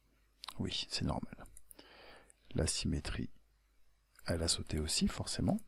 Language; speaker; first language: French; native; French